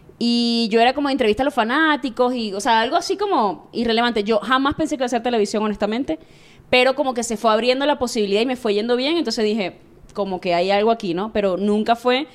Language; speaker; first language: Spanish; native; Spanish